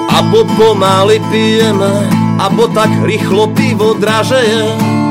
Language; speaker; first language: Slovak; native; Slovak